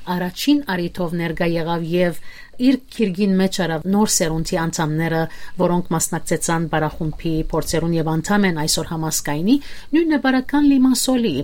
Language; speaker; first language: Armenian; native; Armenian